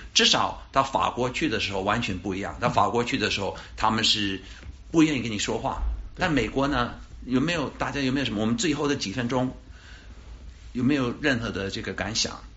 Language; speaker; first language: Chinese; non-native, fluent; English